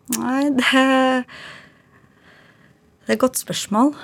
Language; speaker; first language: Norwegian; early bilingual, other home language; Ukrainian